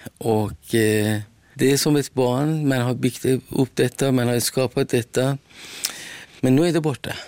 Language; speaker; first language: Swedish; non-native, fluent; Persian